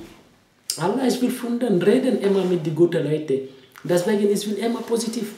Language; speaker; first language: German; non-native, learner; French